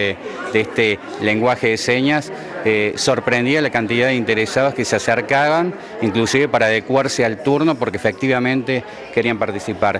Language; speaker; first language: Spanish; native; Spanish